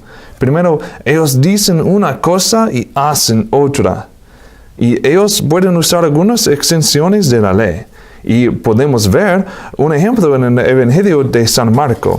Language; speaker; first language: Spanish; non-native, fluent; English